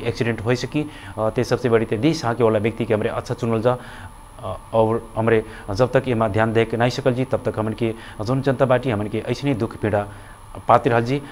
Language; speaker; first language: Bhojpuri; non-native, local second language; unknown